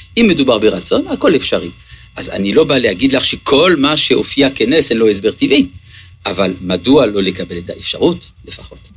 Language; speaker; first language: Hebrew; early bilingual, other home language; French